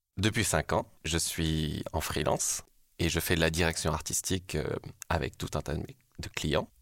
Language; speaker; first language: French; early bilingual, other home language; Korean